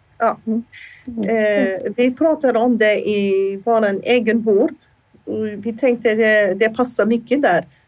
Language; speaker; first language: Swedish; non-native, fluent; Assyrian Neo-Aramaic